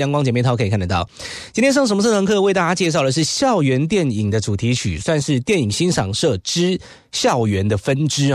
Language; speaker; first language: Chinese; native; Chinese